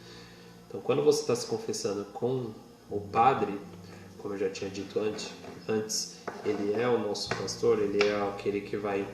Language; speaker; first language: Portuguese; native; Portuguese